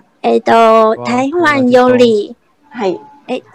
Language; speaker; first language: Japanese; non-native, learner; Chinese